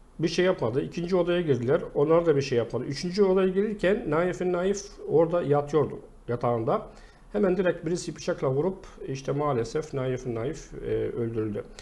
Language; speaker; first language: Turkish; non-native, fluent; Arabic